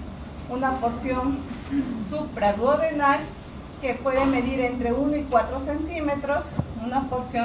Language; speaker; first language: Spanish; native; Spanish